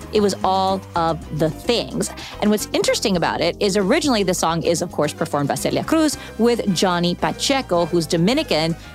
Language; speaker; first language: English; native; English